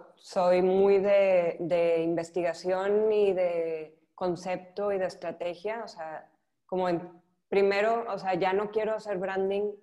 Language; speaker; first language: Spanish; native; Spanish